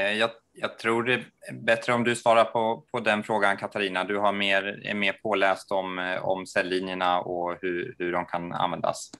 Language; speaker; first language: Swedish; native; Swedish